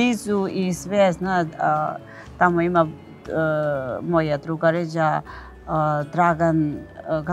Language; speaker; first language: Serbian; non-native, learner; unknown